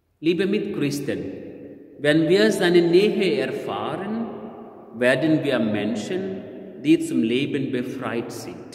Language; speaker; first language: German; non-native, fluent; Telugu